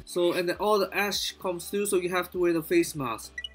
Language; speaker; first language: English; non-native, learner; Japanese